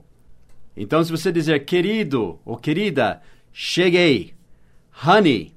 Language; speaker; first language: Portuguese; non-native, fluent; English